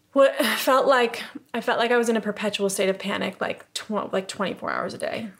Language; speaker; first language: English; native; English